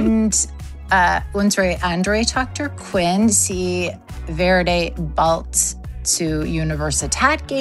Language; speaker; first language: German; non-native, learner; English